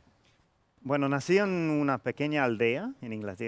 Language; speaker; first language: Spanish; non-native, fluent; English